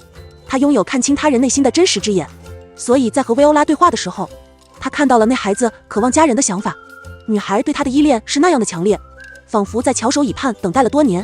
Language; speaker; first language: Chinese; native; Chinese